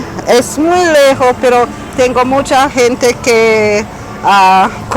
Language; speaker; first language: Spanish; non-native, learner; English